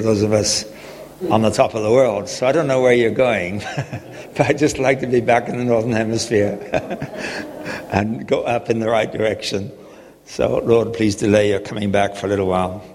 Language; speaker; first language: English; native; English